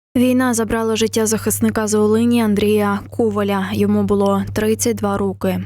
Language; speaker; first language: Ukrainian; native; Ukrainian